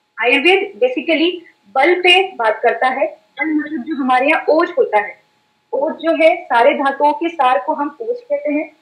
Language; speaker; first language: Hindi; native; Hindi